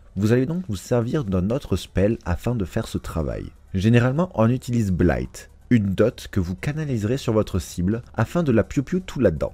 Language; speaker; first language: French; native; French